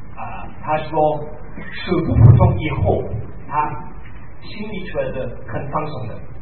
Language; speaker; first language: Chinese; non-native, fluent; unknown